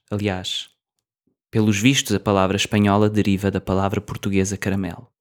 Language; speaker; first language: Portuguese; native; Portuguese